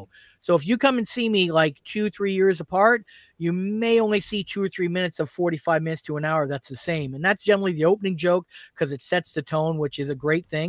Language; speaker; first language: English; native; English